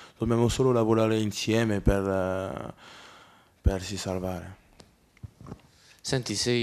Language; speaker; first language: Italian; non-native, learner; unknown